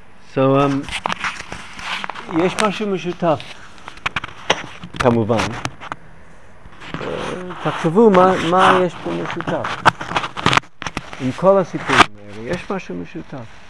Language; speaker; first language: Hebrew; non-native, fluent; English